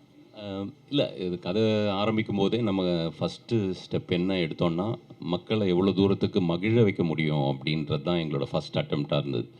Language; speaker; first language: Tamil; native; Tamil